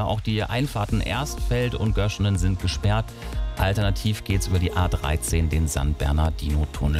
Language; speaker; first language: German; native; German